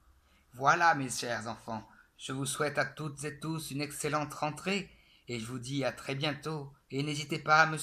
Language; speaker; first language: French; native; French